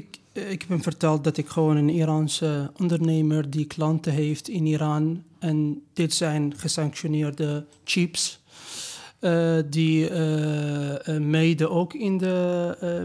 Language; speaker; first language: Dutch; non-native, fluent; Persian